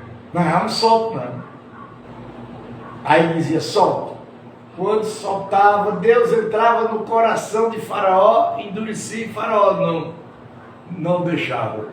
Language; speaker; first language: Portuguese; native; Portuguese